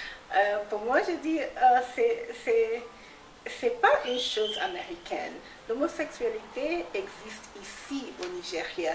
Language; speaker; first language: French; non-native, fluent; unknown